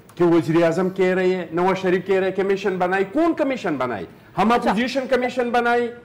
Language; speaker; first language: Urdu; non-native, local second language; Pashto